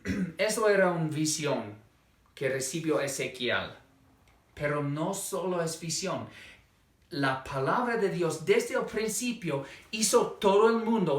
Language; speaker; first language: Spanish; non-native, fluent; English